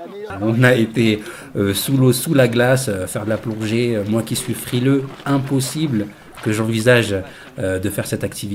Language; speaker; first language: French; native; French